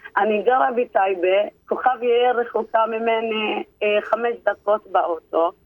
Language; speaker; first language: Hebrew; non-native, local second language; Arabic